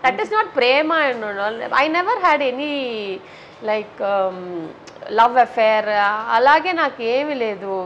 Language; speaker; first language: Telugu; non-native, fluent; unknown